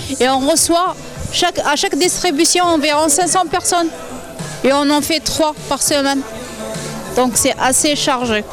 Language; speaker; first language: French; non-native, local second language; Arabic